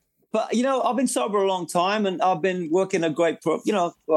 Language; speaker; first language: English; native; English